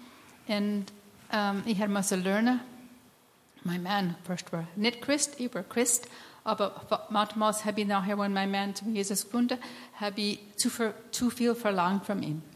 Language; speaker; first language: German; non-native, learner; English